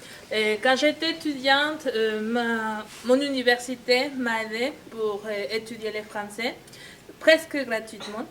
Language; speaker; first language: French; non-native, fluent; Spanish